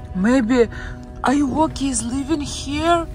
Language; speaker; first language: English; non-native, learner; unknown